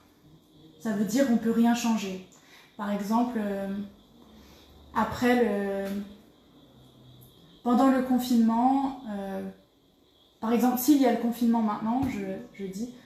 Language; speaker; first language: French; native; French